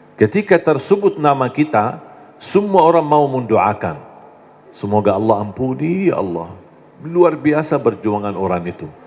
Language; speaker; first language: Indonesian; non-native, fluent; Arabic